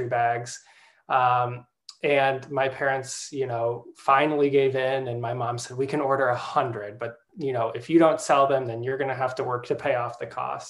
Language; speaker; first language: English; native; English